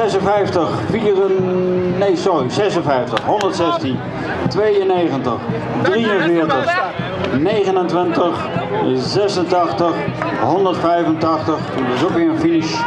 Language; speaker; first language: Dutch; native; Dutch